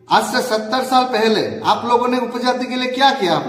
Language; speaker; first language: Hindi; non-native, local second language; Bangla